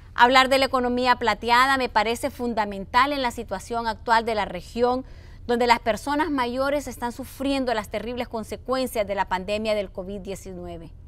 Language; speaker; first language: Spanish; native; Spanish